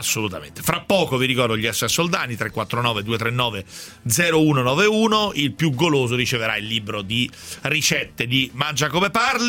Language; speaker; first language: Italian; native; Italian